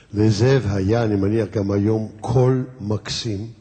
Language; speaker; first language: Hebrew; early bilingual, other home language; Yiddish